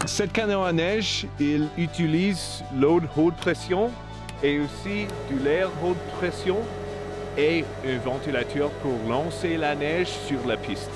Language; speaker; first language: French; non-native, local second language; English